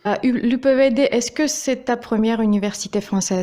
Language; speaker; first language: French; non-native, fluent; Russian